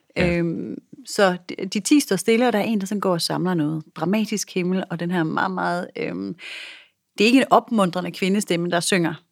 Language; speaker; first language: Danish; native; Danish